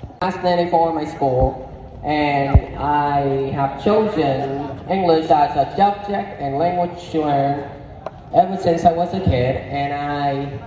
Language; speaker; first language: English; non-native, fluent; Vietnamese